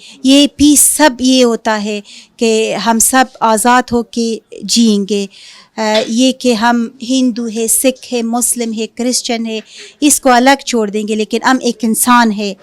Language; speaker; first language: Hindi; non-native, fluent; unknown